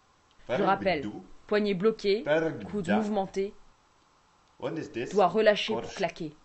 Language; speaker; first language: French; native; French